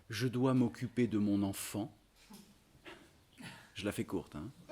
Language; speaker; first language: French; native; French